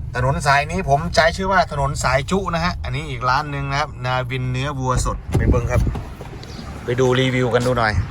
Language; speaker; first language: Thai; native; Thai